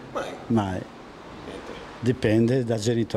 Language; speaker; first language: Italian; non-native, learner; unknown